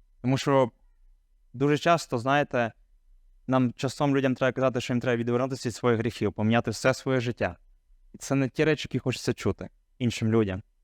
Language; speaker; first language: Ukrainian; non-native, local second language; Hungarian